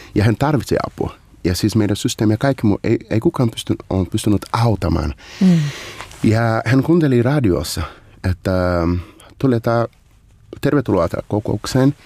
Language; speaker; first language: Finnish; non-native, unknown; Portuguese